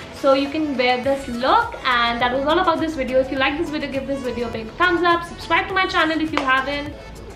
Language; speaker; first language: English; non-native, local second language; Hindi